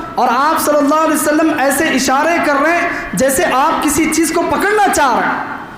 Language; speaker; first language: Urdu; native; Urdu